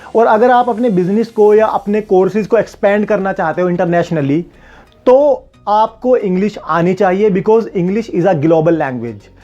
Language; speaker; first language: Hindi; native; Hindi